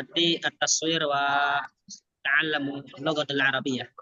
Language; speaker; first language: Arabic; non-native, learner; Indonesian